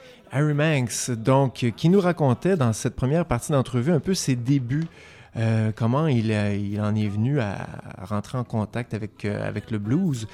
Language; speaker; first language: French; native; French